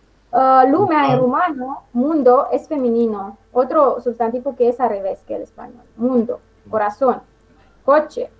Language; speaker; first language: Spanish; non-native, fluent; Romanian